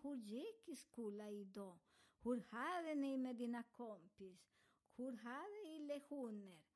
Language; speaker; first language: Swedish; non-native, learner; Spanish